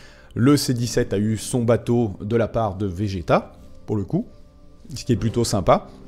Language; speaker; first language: French; native; French